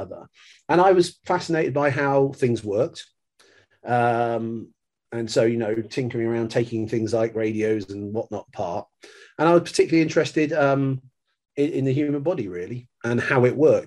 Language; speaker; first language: English; native; English